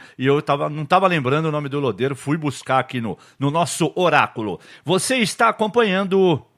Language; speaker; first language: Portuguese; native; Portuguese